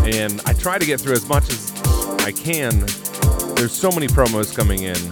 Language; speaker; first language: English; native; English